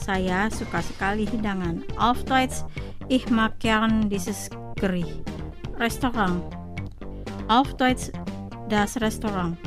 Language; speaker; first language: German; non-native, fluent; Indonesian